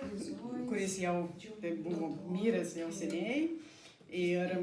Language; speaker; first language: Lithuanian; non-native, learner; Portuguese